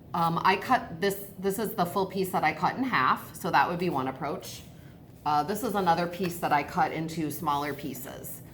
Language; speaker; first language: English; native; English